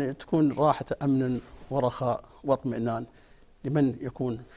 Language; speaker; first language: Arabic; native; Arabic